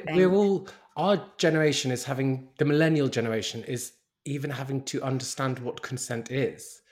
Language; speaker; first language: English; native; English